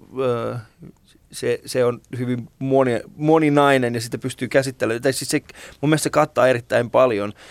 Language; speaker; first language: Finnish; early bilingual, other home language; Persian